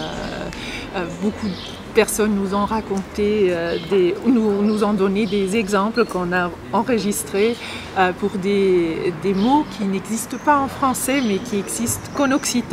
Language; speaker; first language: French; non-native, fluent; German